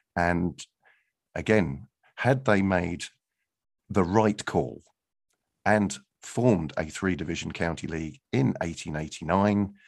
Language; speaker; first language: English; native; English